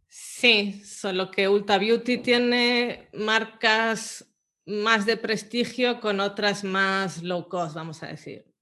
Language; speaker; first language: Spanish; native; Spanish